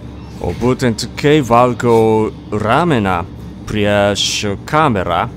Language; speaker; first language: Lithuanian; non-native, fluent; Japanese